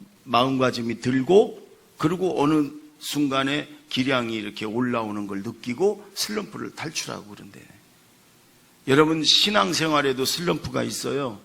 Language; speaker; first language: Korean; native; Korean